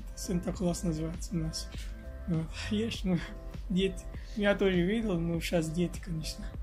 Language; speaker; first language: Russian; non-native, learner; Hindi